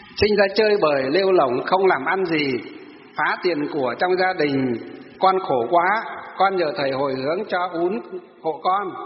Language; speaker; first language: Vietnamese; native; Vietnamese